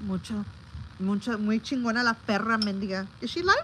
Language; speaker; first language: Spanish; early bilingual, heritage; Spanish